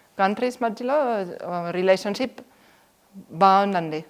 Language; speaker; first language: Telugu; non-native, fluent; Finnish